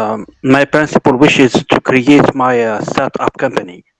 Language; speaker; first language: English; non-native, local second language; Arabic